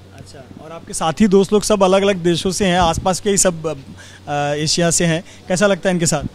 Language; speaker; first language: Hindi; native; Hindi